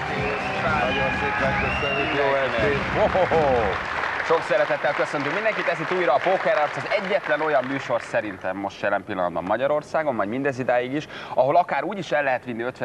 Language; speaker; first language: Hungarian; native; Hungarian